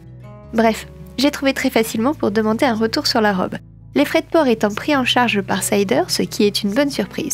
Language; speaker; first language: French; native; French